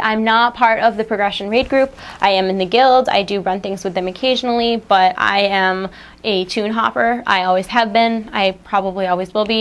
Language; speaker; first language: English; native; English